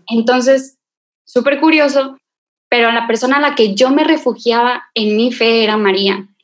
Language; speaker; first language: Spanish; native; Spanish